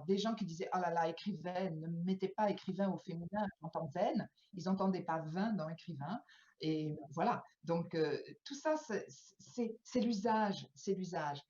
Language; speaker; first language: French; native; French